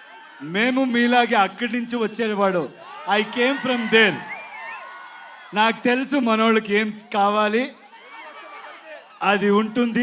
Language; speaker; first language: Telugu; non-native, learner; Kannada